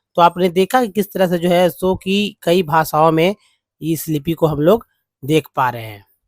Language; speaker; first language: Hindi; native; Hindi